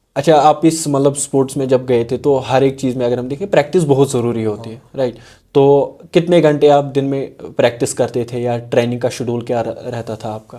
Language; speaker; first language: Urdu; non-native, local second language; Kashmiri